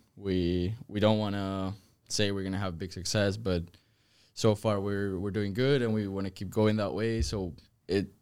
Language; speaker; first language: English; non-native, fluent; Spanish